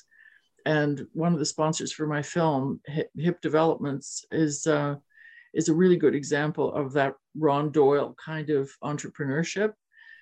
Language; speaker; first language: English; native; English